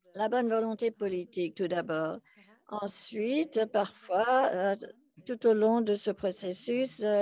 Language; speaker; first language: French; non-native, fluent; English